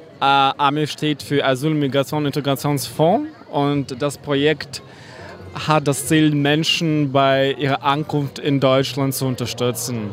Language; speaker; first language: German; non-native, fluent; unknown